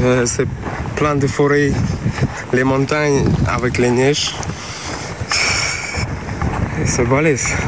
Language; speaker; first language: French; non-native, learner; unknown